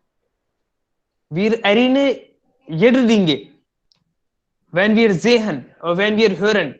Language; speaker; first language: German; non-native, learner; Hindi